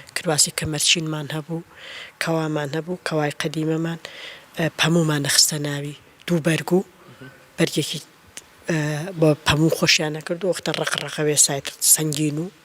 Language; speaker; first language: Central Kurdish; non-native, local second language; Gurani